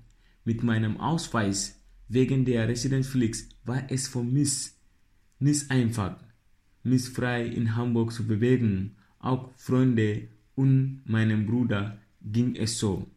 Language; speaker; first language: German; non-native, learner; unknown